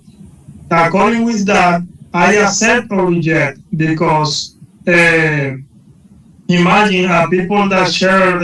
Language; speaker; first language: English; non-native, learner; Spanish